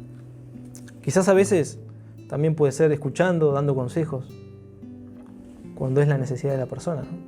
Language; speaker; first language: Spanish; native; Spanish